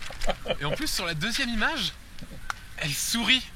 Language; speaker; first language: French; native; French